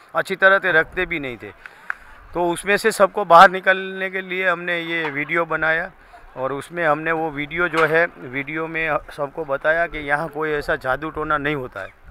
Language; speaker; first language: Hindi; non-native, local second language; Gujarati